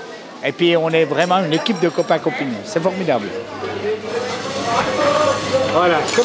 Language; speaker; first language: French; native; French